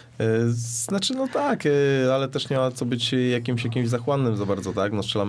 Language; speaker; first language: Polish; native; Polish